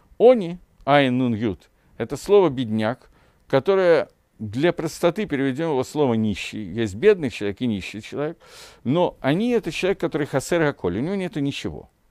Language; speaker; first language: Russian; native; Russian